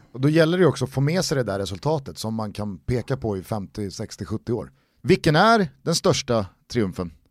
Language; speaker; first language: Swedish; native; Swedish